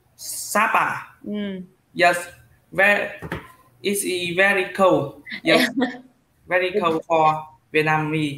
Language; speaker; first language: English; non-native, learner; Vietnamese